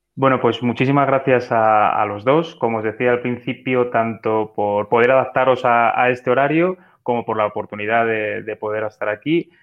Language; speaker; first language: Spanish; native; Spanish